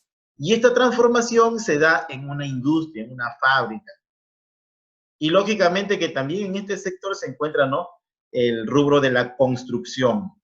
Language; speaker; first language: Spanish; native; Spanish